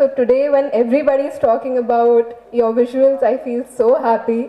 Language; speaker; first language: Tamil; non-native, fluent; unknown